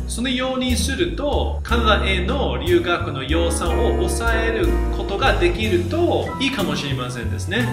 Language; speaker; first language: Japanese; non-native, fluent; English